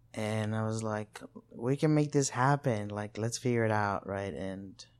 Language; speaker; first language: English; non-native, fluent; Spanish